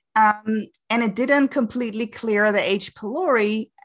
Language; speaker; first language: English; non-native, fluent; Dutch